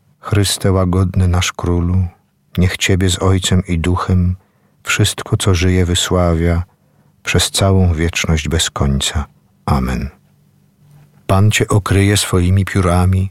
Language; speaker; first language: Polish; native; Polish